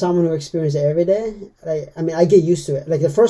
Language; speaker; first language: English; non-native, fluent; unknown